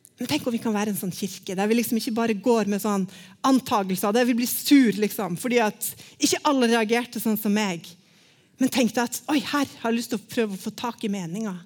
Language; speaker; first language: Norwegian; native; Norwegian